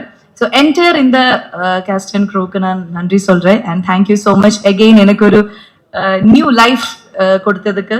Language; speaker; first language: Tamil; non-native, fluent; Malayalam